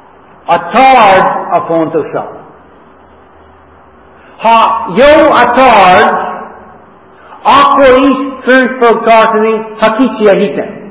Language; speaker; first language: Hungarian; non-native, learner; English